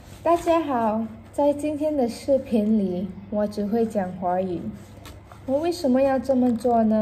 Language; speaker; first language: Chinese; non-native, local second language; English